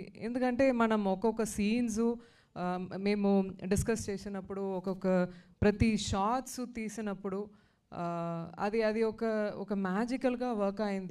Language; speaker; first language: Telugu; non-native, local second language; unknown